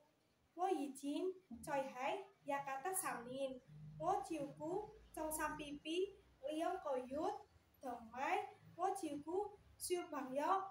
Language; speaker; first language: Cantonese; non-native, learner; Indonesian